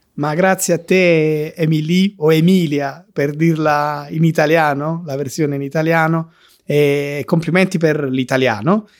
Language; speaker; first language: Italian; native; Italian